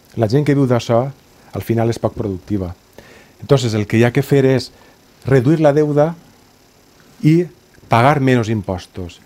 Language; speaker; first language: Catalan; native; Catalan